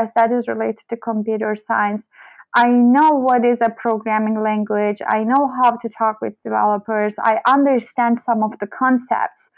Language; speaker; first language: English; non-native, fluent; Turkish